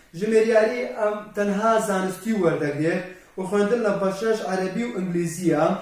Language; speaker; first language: Central Kurdish; non-native, local second language; Kurdish